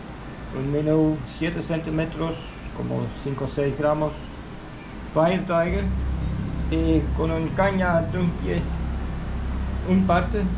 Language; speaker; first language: Spanish; non-native, fluent; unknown